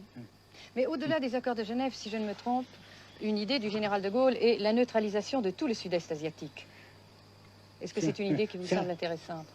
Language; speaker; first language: French; native; French